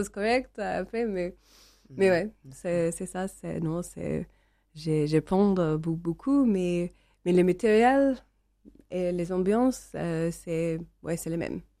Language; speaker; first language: French; non-native, learner; English